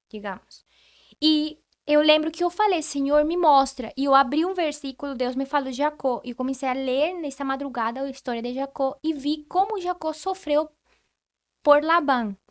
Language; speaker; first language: Portuguese; non-native, fluent; Spanish